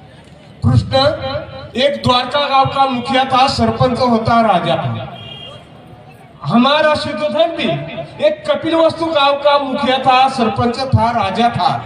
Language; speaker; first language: Hindi; native; Hindi